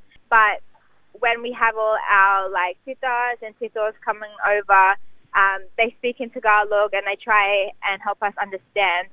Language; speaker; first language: English; native; English